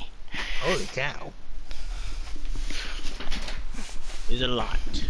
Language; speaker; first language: English; native; English